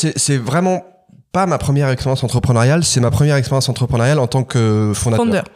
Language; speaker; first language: French; native; French